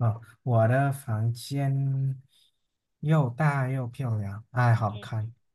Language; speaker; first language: Chinese; non-native, learner; Vietnamese